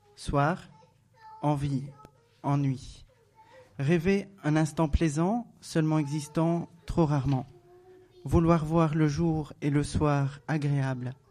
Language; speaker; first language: French; native; French